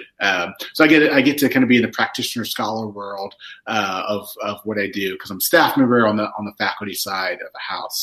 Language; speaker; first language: English; native; English